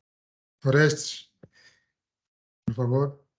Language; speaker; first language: Spanish; non-native, fluent; Portuguese